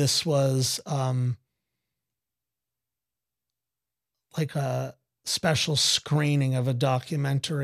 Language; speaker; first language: English; native; English